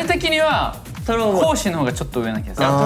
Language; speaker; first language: Japanese; native; Japanese